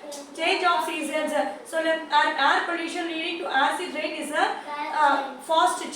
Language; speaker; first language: English; non-native, local second language; Tamil